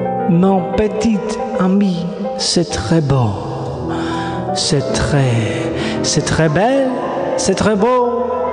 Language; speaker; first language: French; non-native, learner; English